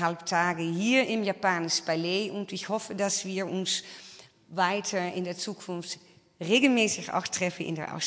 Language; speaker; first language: German; non-native, fluent; Dutch